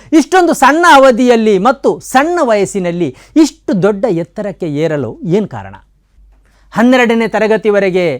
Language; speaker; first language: Kannada; native; Kannada